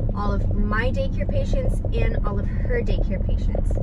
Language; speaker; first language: English; early bilingual, other home language; Spanish